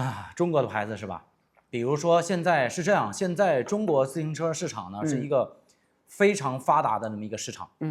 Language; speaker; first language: Chinese; native; Chinese